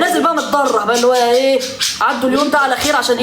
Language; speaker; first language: Arabic; native; Arabic